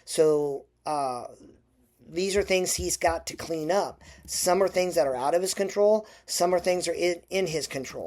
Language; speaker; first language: English; native; English